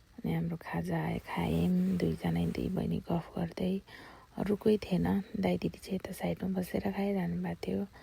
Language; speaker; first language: Nepali; non-native, local second language; Gurung